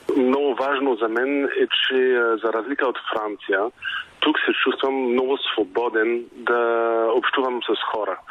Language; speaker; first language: Bulgarian; non-native, fluent; French